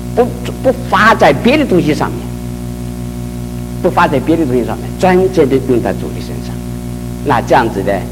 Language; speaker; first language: Chinese; native; Chinese